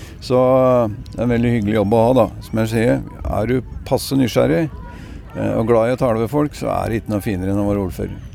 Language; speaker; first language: Norwegian; native; Norwegian